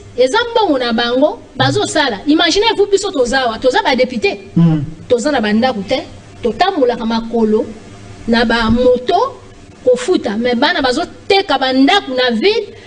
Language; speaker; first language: Lingala; native; Lingala